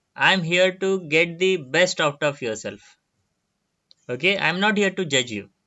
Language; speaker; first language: English; non-native, local second language; Marathi